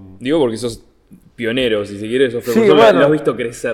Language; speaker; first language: Spanish; native; Spanish